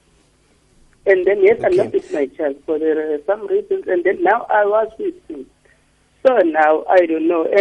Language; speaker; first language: English; non-native, local second language; Xhosa